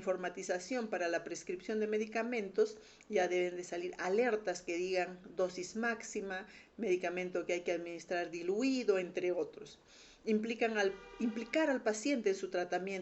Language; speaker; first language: Spanish; native; Spanish